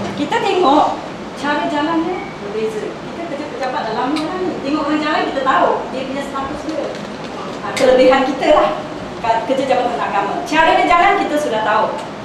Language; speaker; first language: Malay; non-native, local second language; Chinese